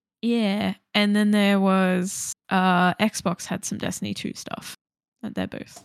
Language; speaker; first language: English; native; English